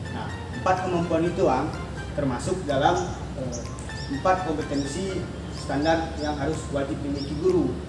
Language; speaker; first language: Indonesian; native; Indonesian